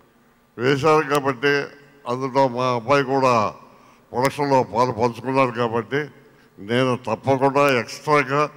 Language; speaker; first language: Telugu; native; Telugu